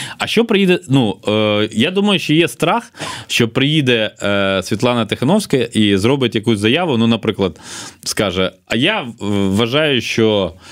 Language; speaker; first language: Ukrainian; native; Ukrainian